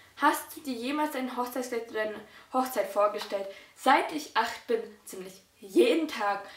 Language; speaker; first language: German; early bilingual, other home language; Russian